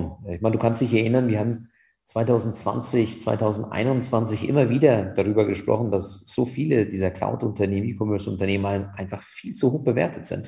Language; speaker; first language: German; native; German